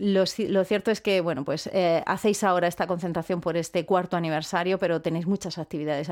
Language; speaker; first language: Spanish; native; Spanish